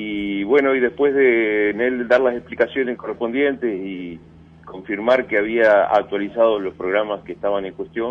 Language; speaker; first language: Spanish; native; Spanish